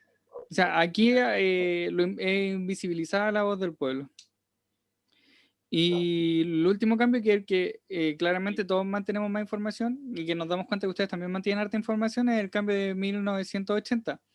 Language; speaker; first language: Spanish; native; Spanish